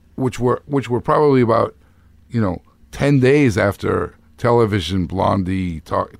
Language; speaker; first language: English; native; English